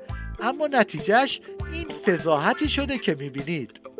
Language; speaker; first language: Persian; native; Persian